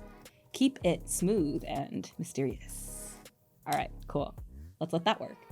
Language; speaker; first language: English; native; English